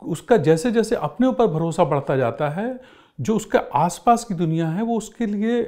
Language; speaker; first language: Hindi; native; Hindi